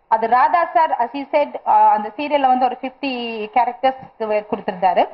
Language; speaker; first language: Tamil; native; Tamil